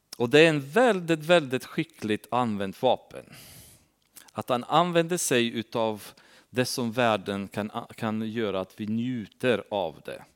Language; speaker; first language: Swedish; non-native, fluent; Romanian